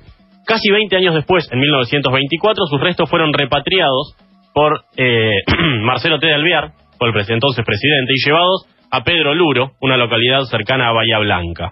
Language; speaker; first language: Spanish; native; Spanish